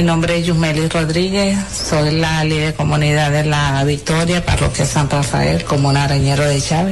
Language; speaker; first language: Spanish; native; Spanish